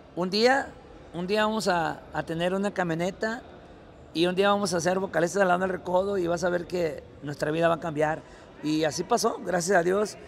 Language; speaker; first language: Spanish; native; Spanish